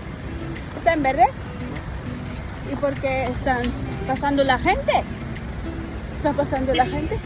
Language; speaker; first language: Spanish; non-native, fluent; Filipino